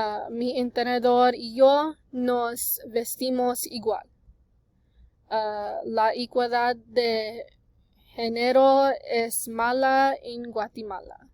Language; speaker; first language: Spanish; non-native, learner; English